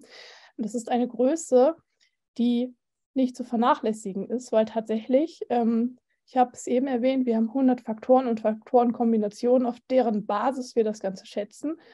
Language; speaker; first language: German; native; German